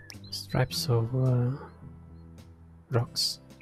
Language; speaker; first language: English; non-native, learner; Italian